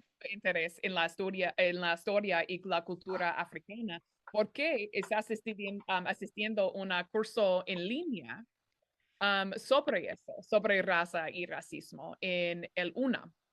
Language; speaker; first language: Spanish; non-native, fluent; English